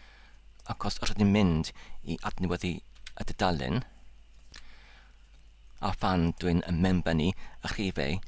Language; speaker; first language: Welsh; non-native, local second language; English